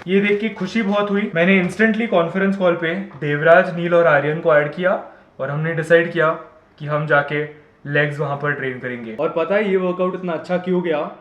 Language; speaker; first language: Hindi; non-native, local second language; Marathi